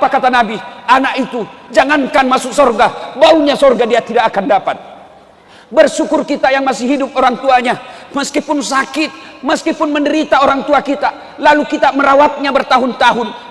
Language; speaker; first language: Indonesian; non-native, local second language; Buginese